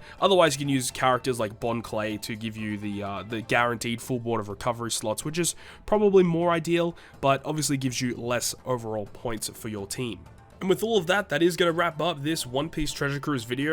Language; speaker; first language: English; native; English